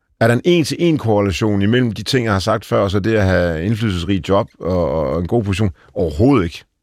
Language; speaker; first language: Danish; early bilingual, other home language; Polish